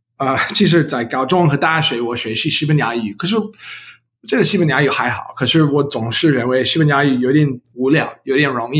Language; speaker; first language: Chinese; non-native, learner; English